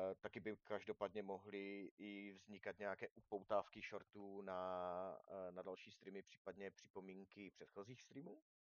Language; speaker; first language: Czech; native; Czech